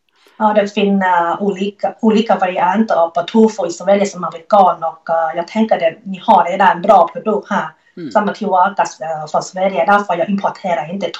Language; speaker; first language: Swedish; non-native, learner; Thai